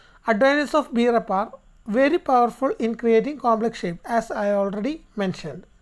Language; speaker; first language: English; non-native, local second language; Malayalam